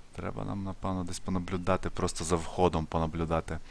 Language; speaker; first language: Russian; non-native, local second language; Ukrainian